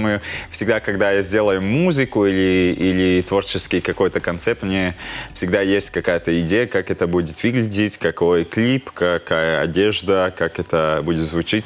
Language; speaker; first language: Russian; non-native, local second language; Latvian